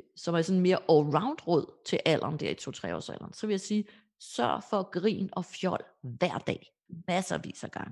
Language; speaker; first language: Danish; native; Danish